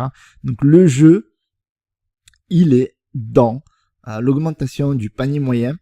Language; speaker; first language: French; native; French